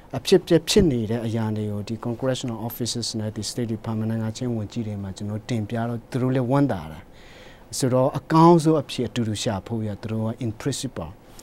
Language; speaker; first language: Burmese; non-native, local second language; Hakha Chin